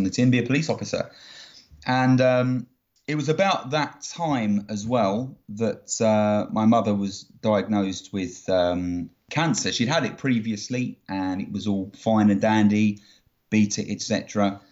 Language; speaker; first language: English; native; English